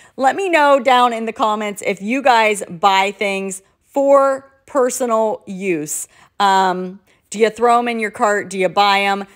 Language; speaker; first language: English; native; English